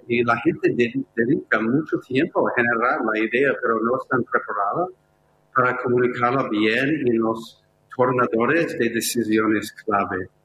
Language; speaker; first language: Spanish; non-native, fluent; English